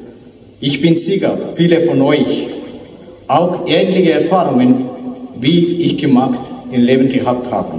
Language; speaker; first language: German; non-native, fluent; Malayalam